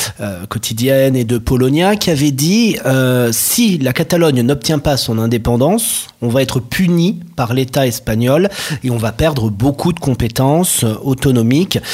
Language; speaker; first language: French; native; French